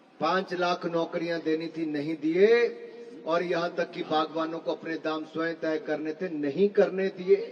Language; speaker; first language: Hindi; native; Hindi